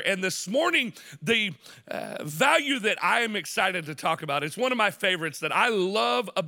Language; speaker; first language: English; native; English